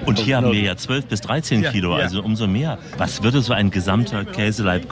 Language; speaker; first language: German; native; German